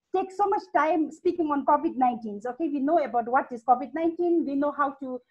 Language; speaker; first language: English; non-native, fluent; Hindi